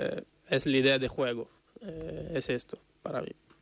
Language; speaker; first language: Spanish; non-native, learner; Italian